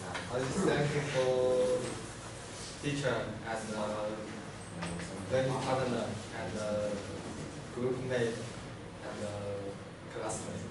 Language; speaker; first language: English; non-native, learner; Cantonese